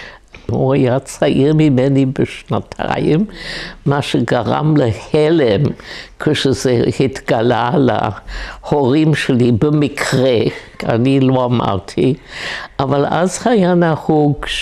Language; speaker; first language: Hebrew; non-native, fluent; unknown